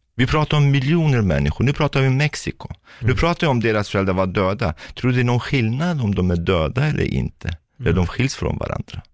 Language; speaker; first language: Swedish; non-native, fluent; Turkish